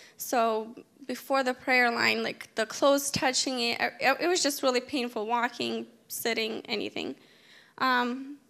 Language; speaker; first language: English; native; English